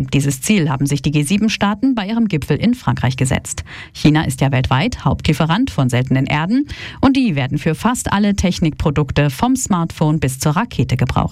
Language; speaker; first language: German; native; German